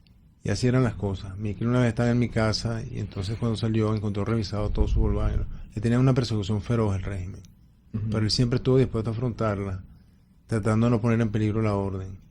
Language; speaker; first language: Spanish; native; Spanish